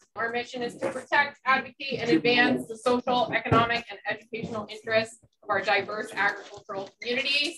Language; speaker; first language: English; native; English